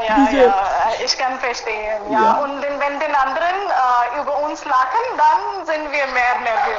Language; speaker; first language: German; non-native, fluent; Hindi